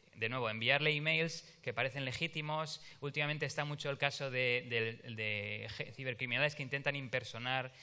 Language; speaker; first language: Spanish; native; Spanish